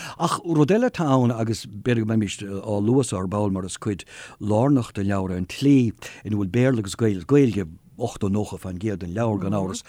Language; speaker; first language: Irish; non-native, local second language; English